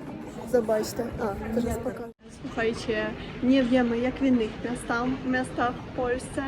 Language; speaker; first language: Polish; non-native, learner; Russian